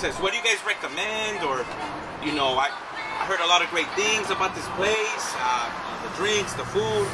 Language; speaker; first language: English; early bilingual, other home language; Spanish